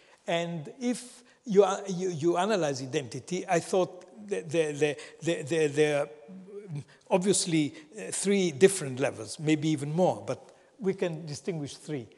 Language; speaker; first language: English; non-native, fluent; Italian